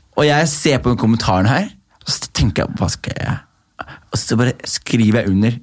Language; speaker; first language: Norwegian; early bilingual, other home language; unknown